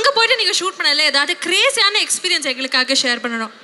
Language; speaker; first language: Tamil; native; Tamil